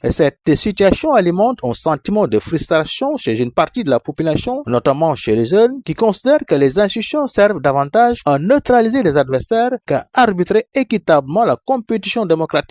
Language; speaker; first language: French; non-native, local second language; Wolof